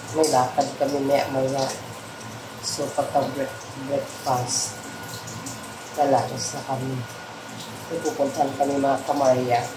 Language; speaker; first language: Filipino; non-native, local second language; Bikol